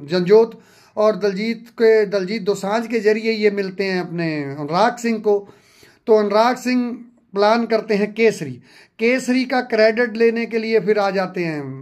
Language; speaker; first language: Hindi; non-native, local second language; Punjabi